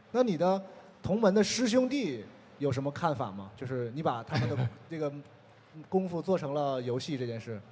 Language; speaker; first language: Chinese; native; Chinese